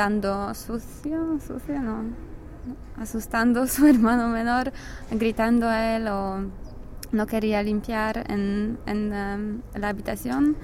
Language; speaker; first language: Spanish; non-native, learner; English